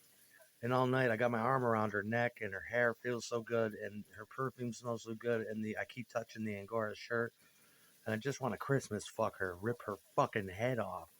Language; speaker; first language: English; native; English